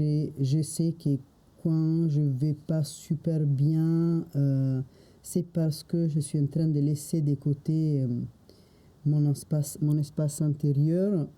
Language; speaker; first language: French; non-native, fluent; Italian